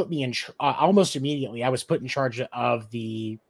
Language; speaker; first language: English; native; English